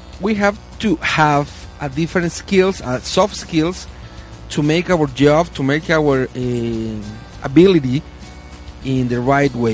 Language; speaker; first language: English; non-native, learner; Spanish